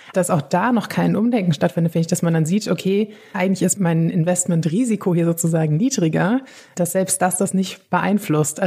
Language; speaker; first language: German; native; German